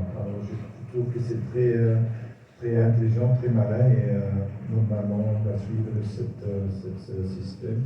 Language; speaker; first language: French; non-native, local second language; Dutch